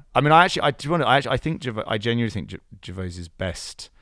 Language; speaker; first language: English; native; English